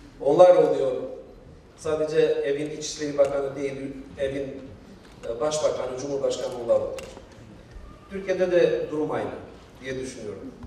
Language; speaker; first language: Turkish; non-native, fluent; Albanian